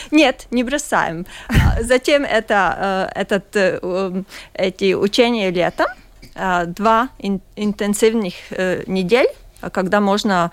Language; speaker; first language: Russian; non-native, local second language; Latvian